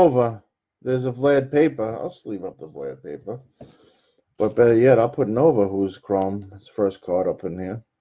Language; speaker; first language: English; native; English